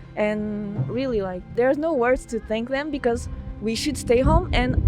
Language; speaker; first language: English; non-native, fluent; Portuguese